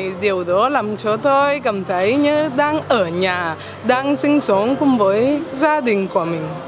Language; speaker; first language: Vietnamese; non-native, fluent; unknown